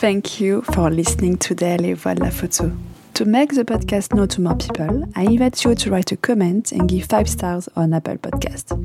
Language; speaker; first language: English; non-native, fluent; French